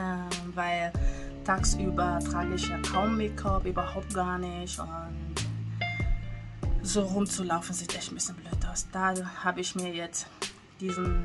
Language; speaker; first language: German; non-native, fluent; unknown